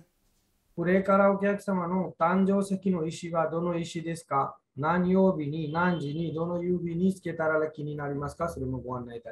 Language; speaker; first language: Japanese; non-native, fluent; Hindi